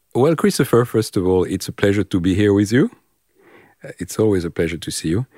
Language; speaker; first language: English; non-native, fluent; French